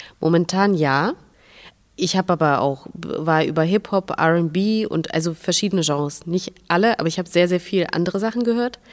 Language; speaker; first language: German; non-native, fluent; Russian